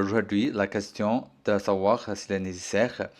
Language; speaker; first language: French; non-native, learner; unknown